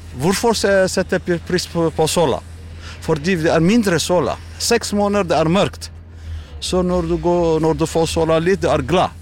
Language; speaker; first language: Norwegian; non-native, learner; Tigrinya